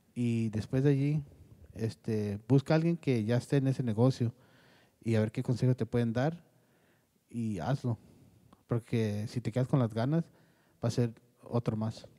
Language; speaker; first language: Spanish; early bilingual, heritage; Spanish